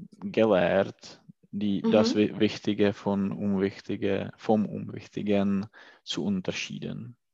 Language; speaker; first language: German; non-native, learner; Czech